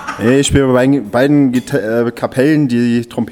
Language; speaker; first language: German; native; German